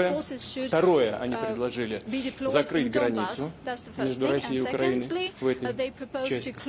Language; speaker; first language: Russian; native; Russian